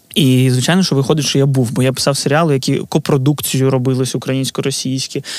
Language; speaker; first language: Ukrainian; non-native, local second language; Russian